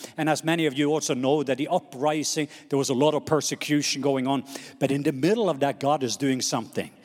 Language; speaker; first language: English; non-native, fluent; Norwegian